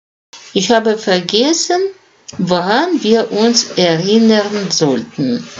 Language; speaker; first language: German; non-native, fluent; Russian